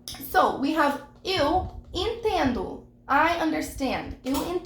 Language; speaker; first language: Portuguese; non-native, fluent; English